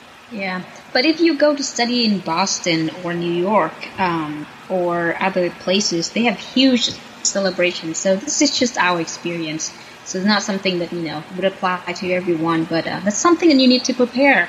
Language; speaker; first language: English; non-native, fluent; Vietnamese